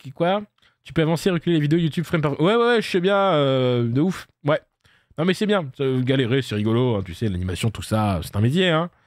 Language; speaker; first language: French; native; French